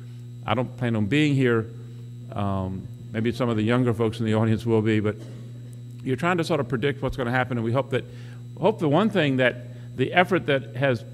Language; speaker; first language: English; native; English